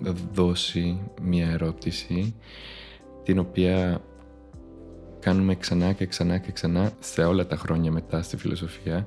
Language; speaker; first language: Greek; non-native, fluent; Spanish